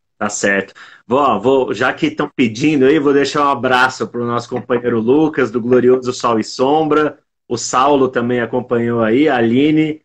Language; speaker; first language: Portuguese; native; Portuguese